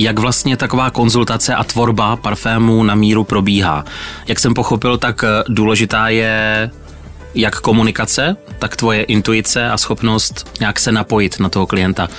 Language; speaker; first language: Czech; native; Czech